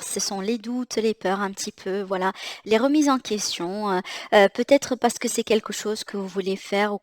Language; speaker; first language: French; native; French